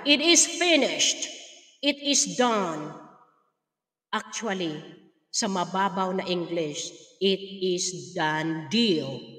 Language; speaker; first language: English; non-native, local second language; Filipino